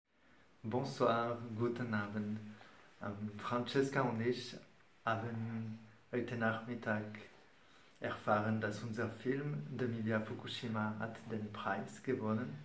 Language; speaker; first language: German; non-native, learner; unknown